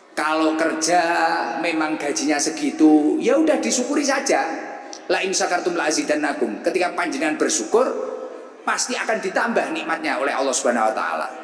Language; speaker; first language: Indonesian; native; Indonesian